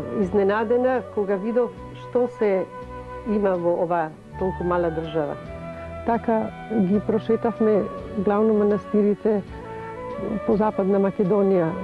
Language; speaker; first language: Macedonian; non-native, fluent; Italian